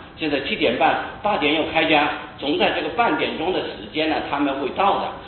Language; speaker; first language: Chinese; non-native, local second language; Hakka Chinese